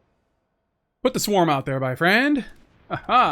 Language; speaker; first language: English; native; English